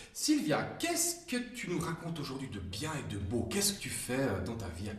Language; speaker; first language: French; native; French